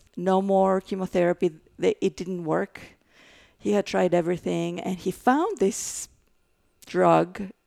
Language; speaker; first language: English; non-native, fluent; Greek